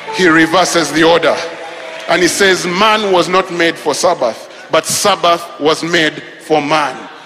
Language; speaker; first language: English; non-native, local second language; Ganda